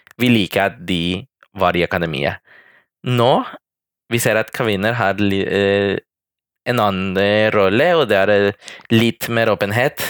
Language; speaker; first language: Norwegian; non-native, fluent; Spanish